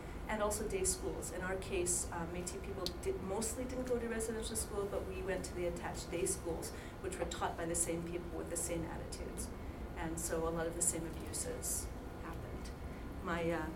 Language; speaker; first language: English; native; English